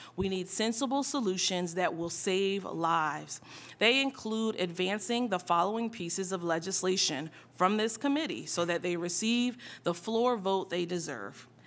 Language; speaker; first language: English; native; English